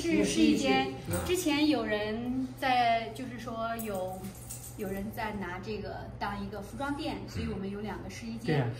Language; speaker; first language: Chinese; native; Chinese